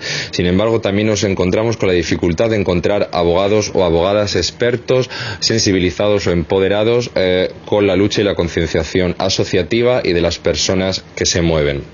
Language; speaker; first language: Spanish; native; Spanish